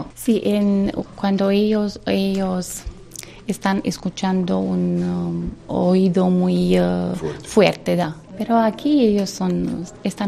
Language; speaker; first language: Spanish; non-native, learner; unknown